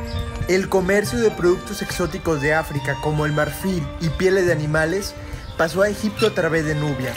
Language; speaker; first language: Spanish; native; Spanish